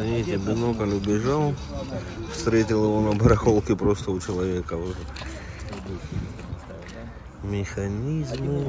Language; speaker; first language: Russian; native; Russian